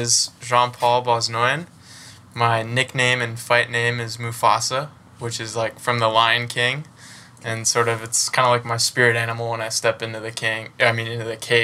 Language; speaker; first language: English; native; English